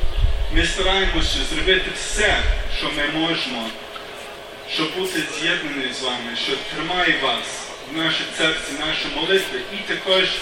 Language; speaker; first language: Ukrainian; non-native, learner; English